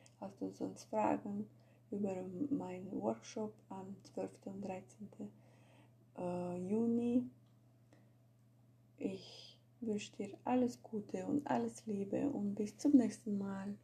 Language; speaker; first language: German; non-native, fluent; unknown